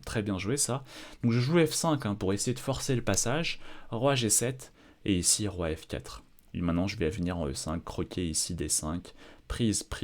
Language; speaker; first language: French; native; French